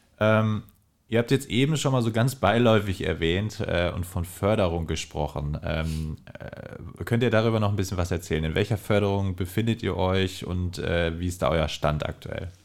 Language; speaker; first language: German; native; German